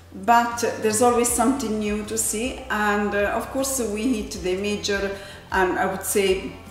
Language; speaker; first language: English; non-native, fluent; Italian